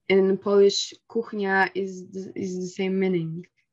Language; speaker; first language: English; non-native, fluent; Polish